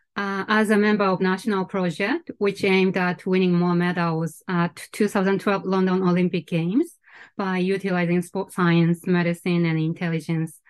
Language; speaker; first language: English; non-native, fluent; Japanese